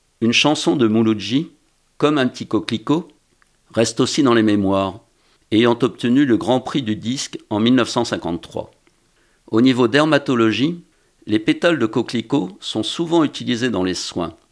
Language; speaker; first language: French; native; French